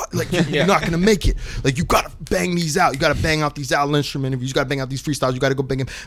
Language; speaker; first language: English; native; English